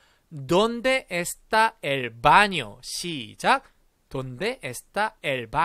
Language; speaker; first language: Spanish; non-native, fluent; Korean